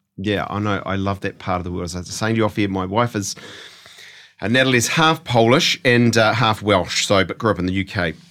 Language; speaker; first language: English; native; English